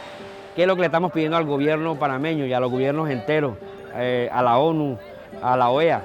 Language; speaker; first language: Spanish; native; Spanish